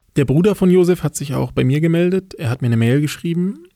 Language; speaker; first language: German; native; German